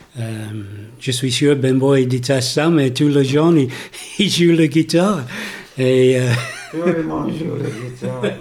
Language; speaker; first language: French; non-native, learner; English